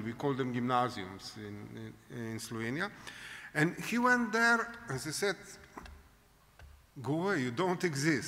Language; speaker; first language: English; non-native, fluent; Slovenian